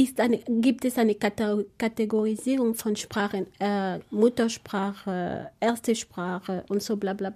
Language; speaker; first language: German; non-native, fluent; French